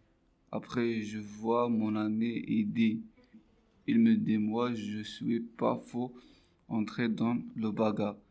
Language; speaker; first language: French; non-native, learner; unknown